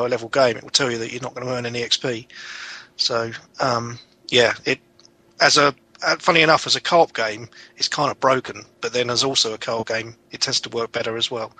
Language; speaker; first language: English; native; English